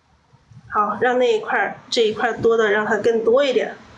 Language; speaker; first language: Chinese; native; Chinese